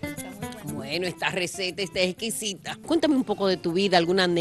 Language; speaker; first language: Spanish; native; Spanish